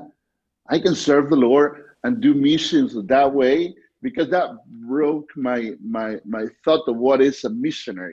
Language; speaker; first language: English; non-native, fluent; Spanish